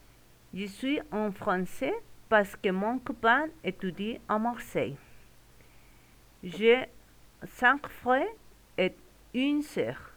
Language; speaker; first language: French; non-native, learner; Spanish